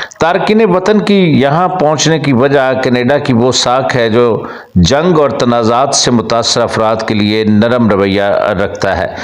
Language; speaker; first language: Urdu; native; Urdu